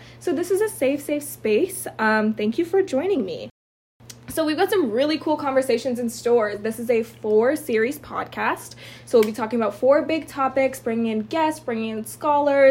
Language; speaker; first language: English; native; English